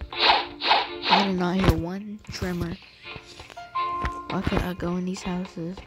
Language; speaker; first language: English; native; English